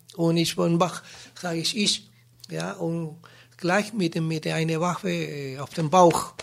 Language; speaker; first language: German; non-native, learner; Spanish